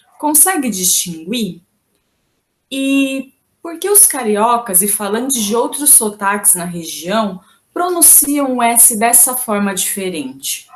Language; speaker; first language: Portuguese; native; Portuguese